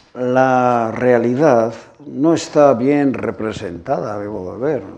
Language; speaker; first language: Spanish; native; Spanish